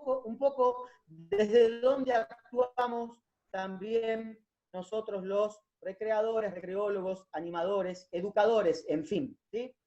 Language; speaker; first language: Spanish; native; Spanish